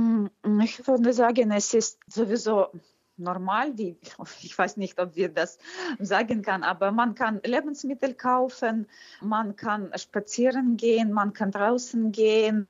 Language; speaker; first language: German; non-native, fluent; Ukrainian